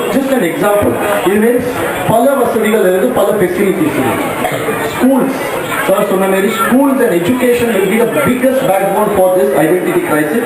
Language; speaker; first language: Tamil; non-native, local second language; Marwari